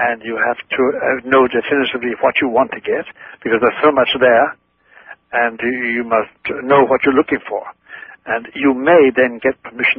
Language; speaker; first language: English; non-native, local second language; Irish